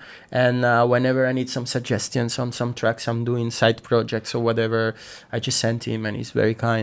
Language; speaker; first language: English; non-native, fluent; Italian